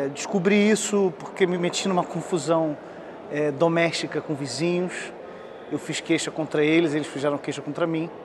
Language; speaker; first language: Portuguese; native; Portuguese